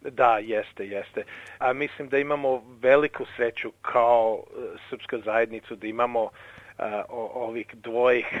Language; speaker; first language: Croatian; early bilingual, heritage; English